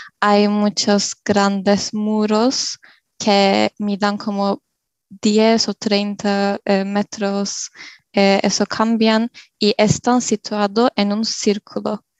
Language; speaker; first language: Spanish; non-native, learner; Turkish